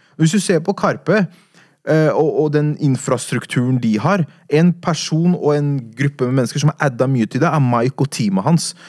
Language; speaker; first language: Norwegian; native; Norwegian